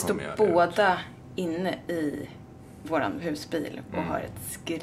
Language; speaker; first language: Swedish; native; Swedish